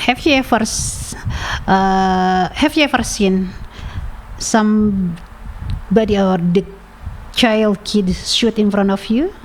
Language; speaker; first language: English; non-native, learner; Indonesian